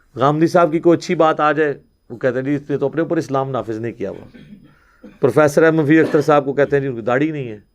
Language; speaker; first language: Urdu; non-native, local second language; Punjabi